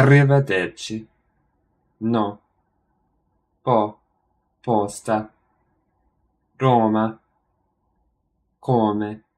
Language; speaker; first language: Italian; non-native, learner; English